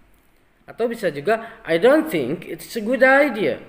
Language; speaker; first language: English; non-native, fluent; Indonesian